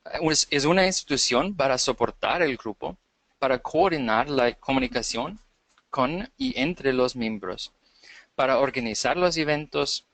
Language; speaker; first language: Spanish; non-native, fluent; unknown